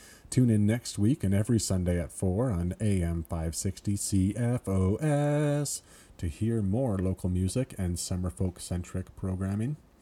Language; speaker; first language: English; native; English